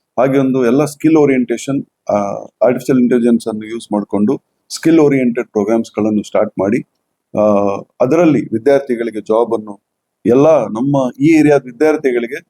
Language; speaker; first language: Kannada; native; Kannada